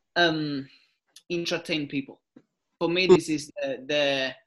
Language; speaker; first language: English; non-native, fluent; Italian